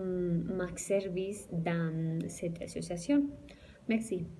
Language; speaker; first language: French; non-native, learner; Spanish